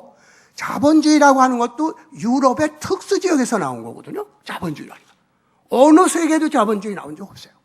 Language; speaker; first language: Korean; native; Korean